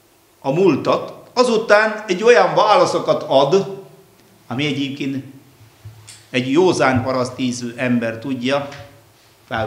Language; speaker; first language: Hungarian; non-native, fluent; Malayalam